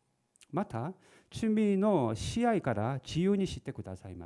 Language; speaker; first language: Japanese; non-native, fluent; Korean